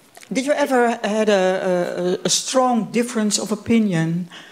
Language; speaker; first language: English; non-native, fluent; Dutch